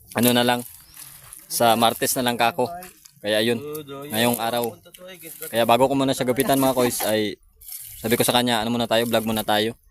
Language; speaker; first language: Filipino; non-native, local second language; Aklanon